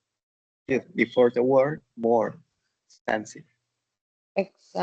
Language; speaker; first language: English; non-native, learner; Spanish